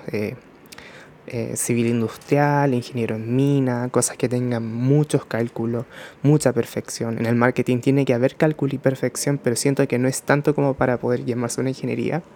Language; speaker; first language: Spanish; early bilingual, other home language; Japanese